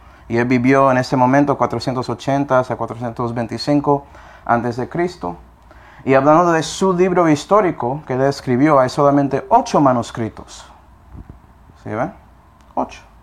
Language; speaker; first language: Spanish; non-native, fluent; English